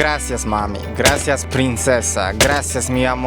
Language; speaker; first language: Spanish; non-native, learner; Polish